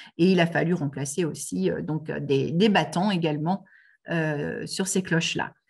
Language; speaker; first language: French; native; French